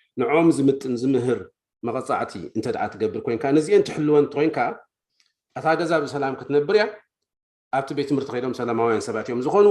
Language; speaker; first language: Tigrinya; native; Tigrinya